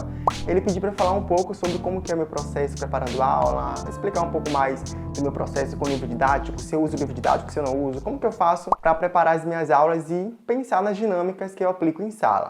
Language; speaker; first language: Portuguese; native; Portuguese